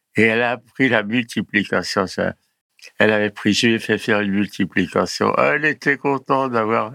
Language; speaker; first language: French; early bilingual, other home language; Italian